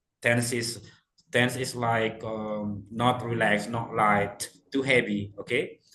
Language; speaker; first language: English; non-native, fluent; Indonesian